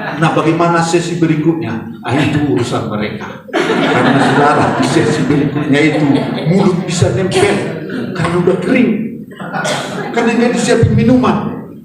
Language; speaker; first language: Indonesian; non-native, local second language; Batak Toba